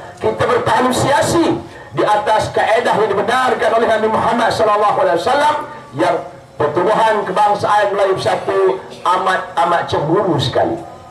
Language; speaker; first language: Malay; native; Malay